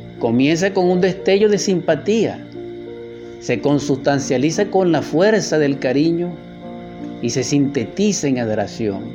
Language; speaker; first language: Spanish; native; Spanish